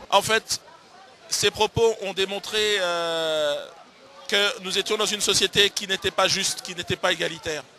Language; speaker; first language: French; native; French